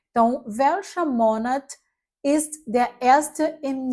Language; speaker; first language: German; non-native, fluent; Portuguese